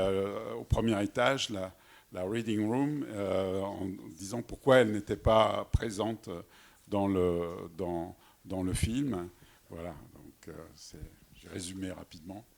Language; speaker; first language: French; native; French